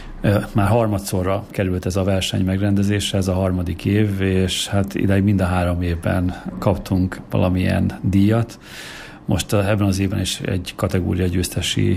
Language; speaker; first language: Hungarian; native; Hungarian